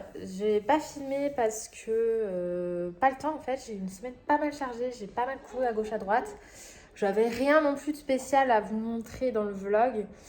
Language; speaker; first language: French; native; French